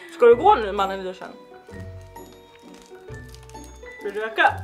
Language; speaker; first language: Swedish; native; Swedish